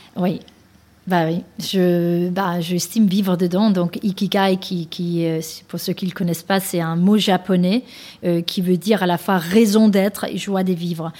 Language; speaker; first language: French; non-native, fluent; Danish